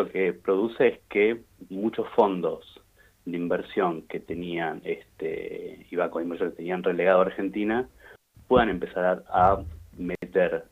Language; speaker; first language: Spanish; native; Spanish